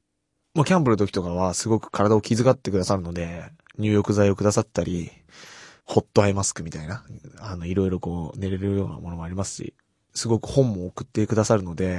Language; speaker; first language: Japanese; native; Japanese